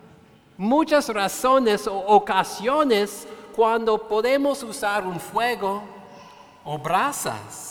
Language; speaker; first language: Spanish; non-native, fluent; English